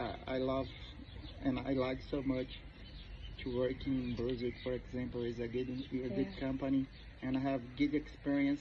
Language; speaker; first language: English; non-native, learner; Portuguese